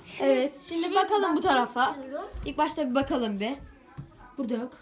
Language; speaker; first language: Turkish; native; Turkish